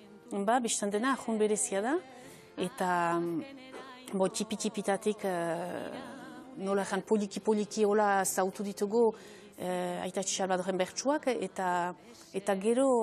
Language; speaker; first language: Basque; native; Basque